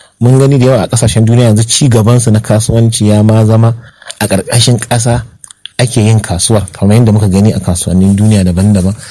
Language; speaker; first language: Hausa; native; Hausa